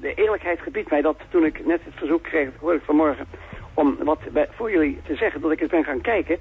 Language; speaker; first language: Dutch; native; Dutch